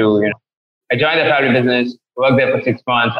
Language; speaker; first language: English; non-native, local second language; Tamil